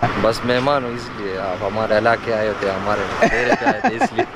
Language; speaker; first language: Hindi; non-native, local second language; Pashto